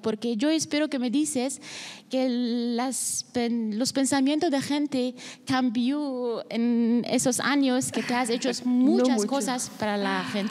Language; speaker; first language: Spanish; non-native, learner; Persian